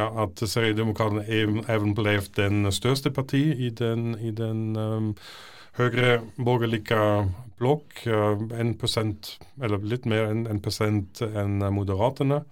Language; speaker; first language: Norwegian; non-native, fluent; German